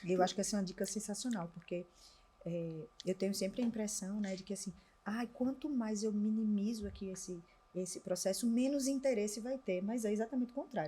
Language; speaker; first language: Portuguese; native; Portuguese